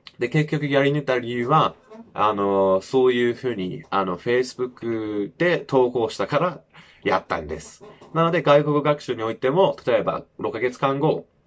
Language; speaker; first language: Japanese; non-native, fluent; English